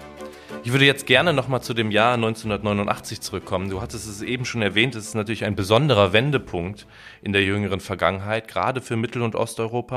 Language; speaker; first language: German; native; German